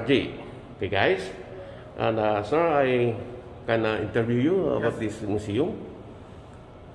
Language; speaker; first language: English; non-native, learner; Filipino